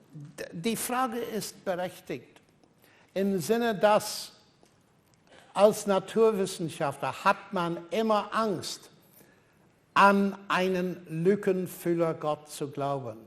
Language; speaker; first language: German; non-native, fluent; English